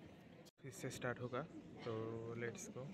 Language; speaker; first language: Hindi; non-native, local second language; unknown